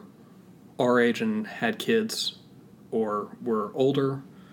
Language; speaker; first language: English; native; English